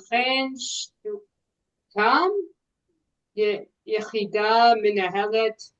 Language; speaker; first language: Hebrew; non-native, learner; English